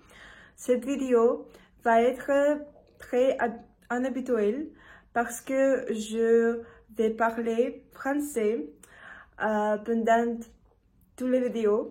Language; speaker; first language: French; non-native, learner; Russian